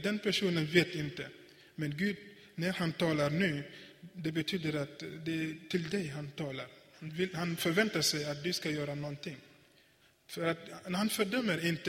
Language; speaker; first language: Swedish; non-native, fluent; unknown